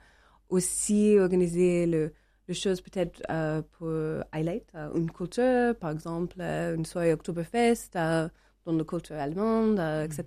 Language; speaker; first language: French; non-native, learner; English